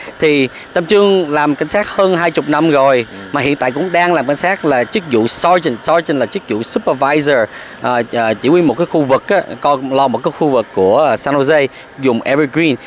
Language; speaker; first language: Vietnamese; early bilingual, other home language; English